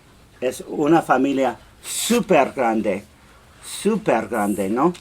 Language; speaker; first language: Spanish; non-native, fluent; English